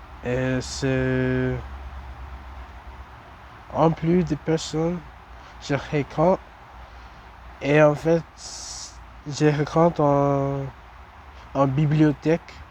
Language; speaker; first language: French; non-native, learner; English